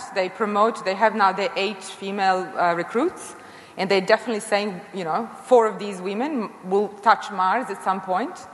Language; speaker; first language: English; non-native, fluent; Serbian